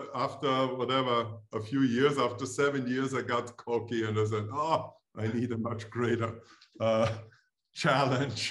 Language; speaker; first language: English; non-native, fluent; German